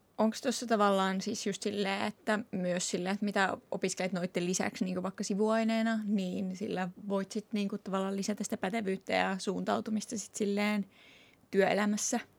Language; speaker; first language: Finnish; native; Finnish